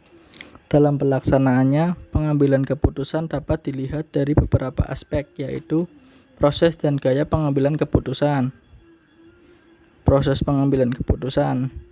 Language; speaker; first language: Indonesian; native; Indonesian